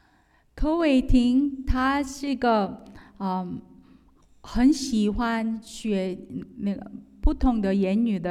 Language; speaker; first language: Chinese; non-native, fluent; Korean